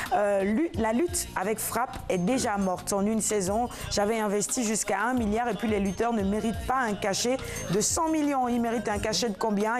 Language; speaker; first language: French; non-native, local second language; Wolof